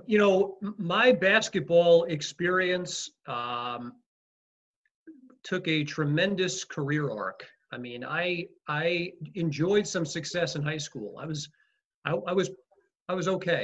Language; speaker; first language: English; native; English